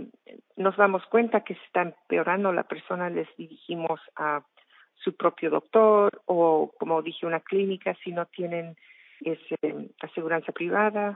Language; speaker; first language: Spanish; non-native, fluent; English